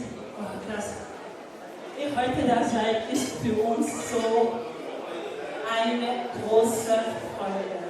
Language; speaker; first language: German; non-native, learner; French